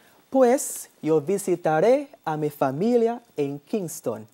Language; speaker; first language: Spanish; non-native, fluent; English